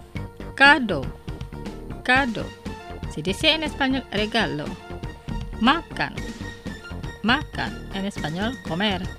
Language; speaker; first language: Spanish; non-native, fluent; Indonesian